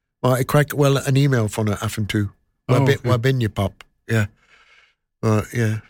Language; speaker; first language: Dutch; non-native, learner; English